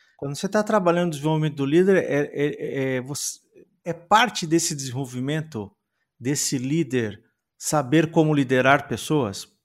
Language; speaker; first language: Portuguese; native; Portuguese